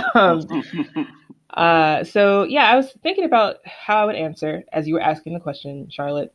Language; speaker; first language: English; native; English